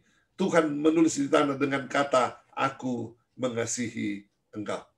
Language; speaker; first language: Indonesian; native; Indonesian